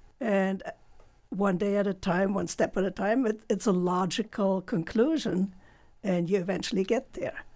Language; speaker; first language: English; non-native, fluent; German